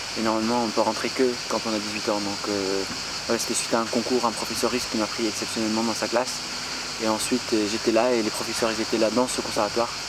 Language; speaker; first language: French; non-native, fluent; Arabic